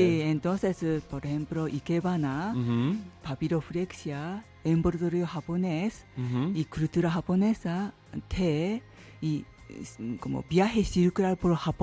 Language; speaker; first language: Spanish; non-native, learner; Japanese